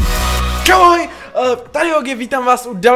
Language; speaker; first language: Czech; native; Czech